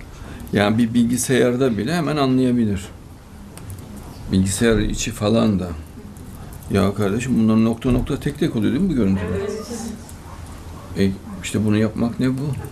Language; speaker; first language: Turkish; native; Turkish